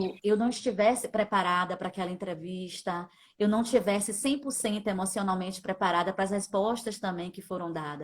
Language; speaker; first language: Portuguese; native; Portuguese